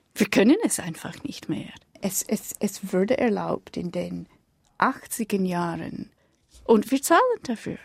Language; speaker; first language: German; non-native, fluent; English